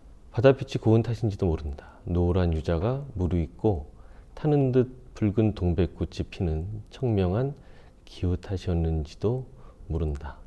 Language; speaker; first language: Korean; native; Korean